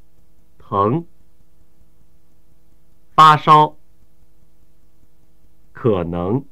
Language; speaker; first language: Chinese; native; Chinese